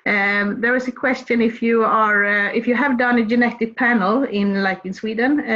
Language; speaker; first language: English; non-native, fluent; Swedish